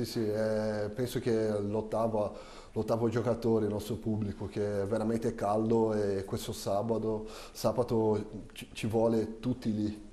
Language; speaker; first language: Italian; non-native, fluent; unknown